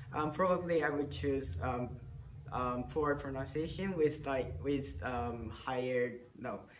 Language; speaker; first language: English; non-native, fluent; Japanese